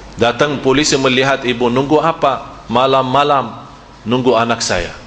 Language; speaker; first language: Malay; non-native, fluent; Arabic